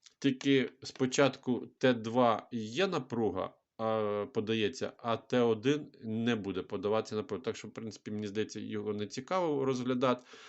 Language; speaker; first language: Ukrainian; non-native, local second language; Russian